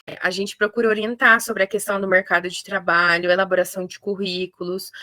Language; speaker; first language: Portuguese; native; Portuguese